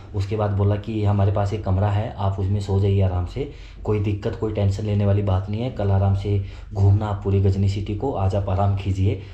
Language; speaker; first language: Hindi; native; Hindi